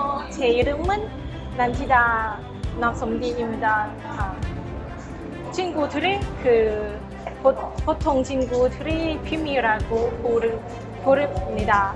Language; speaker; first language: Korean; non-native, fluent; Thai